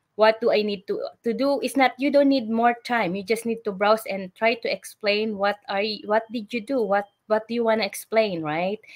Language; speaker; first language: English; non-native, local second language; Filipino